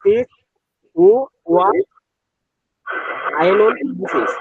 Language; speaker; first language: German; non-native, learner; Bangla